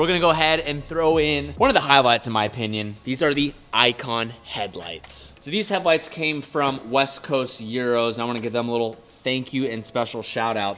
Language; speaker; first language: English; native; English